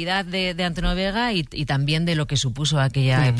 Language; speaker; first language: Spanish; native; Spanish